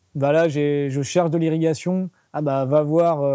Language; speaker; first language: French; native; French